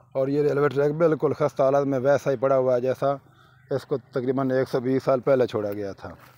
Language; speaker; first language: Urdu; non-native, local second language; Punjabi